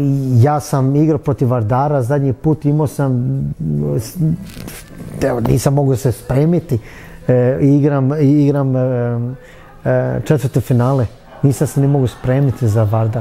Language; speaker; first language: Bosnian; early bilingual, heritage; Bosnian